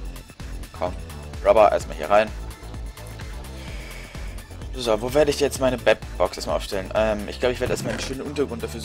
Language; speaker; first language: German; native; German